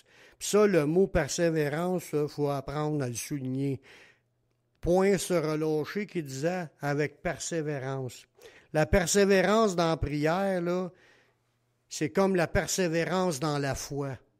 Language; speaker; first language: French; native; French